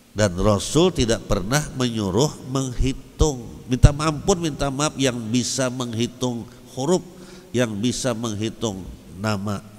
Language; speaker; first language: Indonesian; non-native, local second language; Banjar